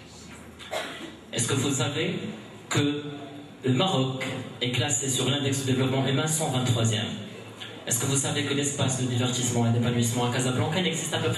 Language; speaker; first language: French; non-native, local second language; Arabic